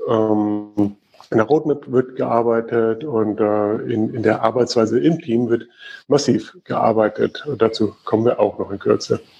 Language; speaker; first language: German; native; German